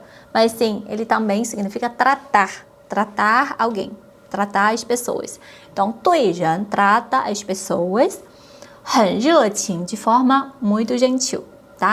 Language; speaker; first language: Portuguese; non-native, fluent; Chinese